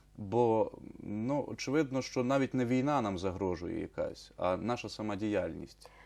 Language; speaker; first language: Ukrainian; native; Ukrainian